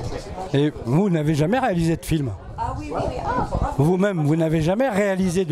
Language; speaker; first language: French; native; French